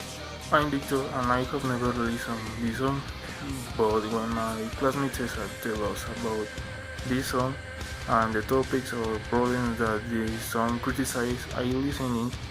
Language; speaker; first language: English; non-native, learner; Spanish